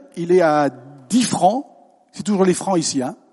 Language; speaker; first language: French; native; French